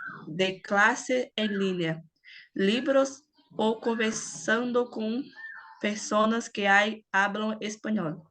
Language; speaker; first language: Spanish; non-native, learner; Portuguese